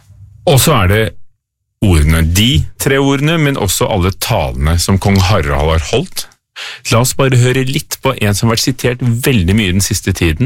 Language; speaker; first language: Norwegian; native; Norwegian